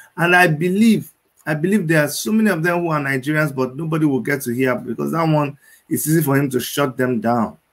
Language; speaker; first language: English; non-native, local second language; Igbo